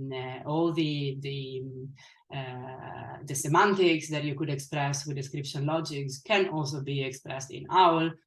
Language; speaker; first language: English; non-native, fluent; Italian